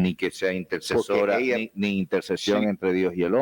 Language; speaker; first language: Spanish; native; Spanish